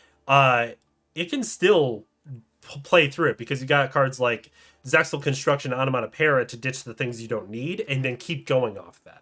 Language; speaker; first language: English; native; English